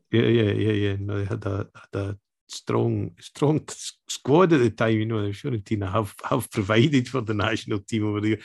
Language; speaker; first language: English; native; English